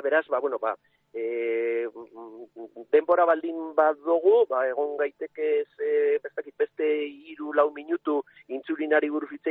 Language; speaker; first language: Basque; native; Basque